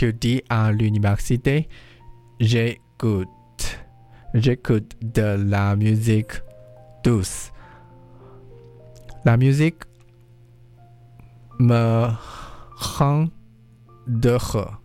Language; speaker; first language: French; non-native, learner; English